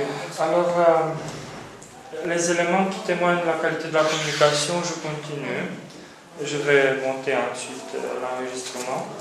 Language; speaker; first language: French; non-native, fluent; Romanian